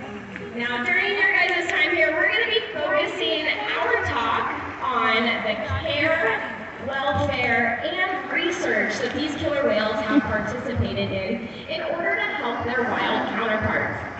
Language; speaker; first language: English; native; English